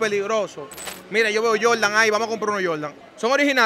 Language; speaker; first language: Spanish; native; Spanish